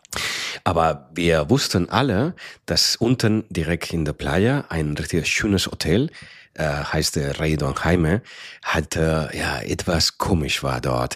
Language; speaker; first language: German; non-native, fluent; Spanish